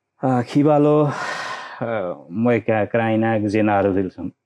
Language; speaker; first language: Slovak; non-native, learner; Nepali